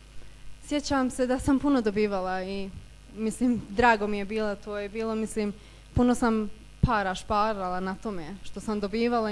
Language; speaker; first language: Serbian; early bilingual, heritage; Bosnian